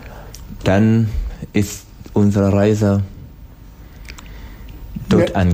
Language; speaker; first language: German; non-native, learner; Swahili